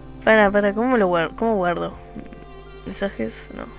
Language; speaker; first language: Spanish; native; Spanish